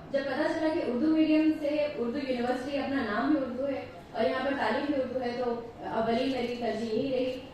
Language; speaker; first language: Urdu; native; Urdu